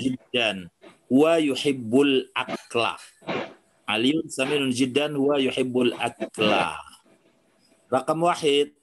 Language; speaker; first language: Arabic; non-native, fluent; Indonesian